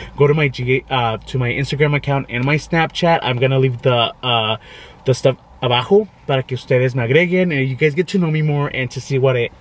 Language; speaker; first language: English; native; English